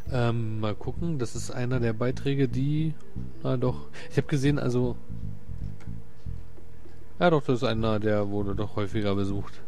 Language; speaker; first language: German; native; German